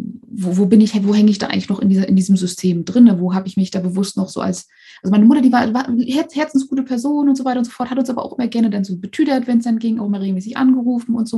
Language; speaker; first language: German; native; German